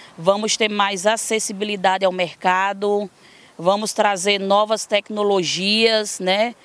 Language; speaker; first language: Portuguese; native; Portuguese